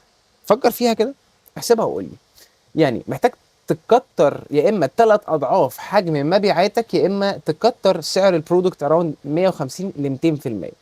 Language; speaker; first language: Arabic; native; Arabic